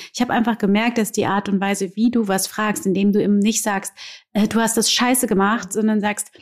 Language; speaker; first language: German; native; German